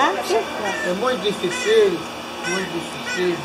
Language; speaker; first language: Spanish; non-native, learner; French